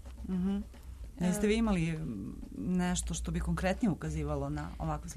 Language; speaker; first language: Serbian; native; Serbian